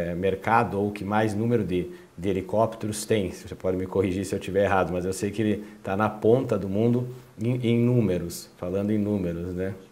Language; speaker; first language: Portuguese; native; Portuguese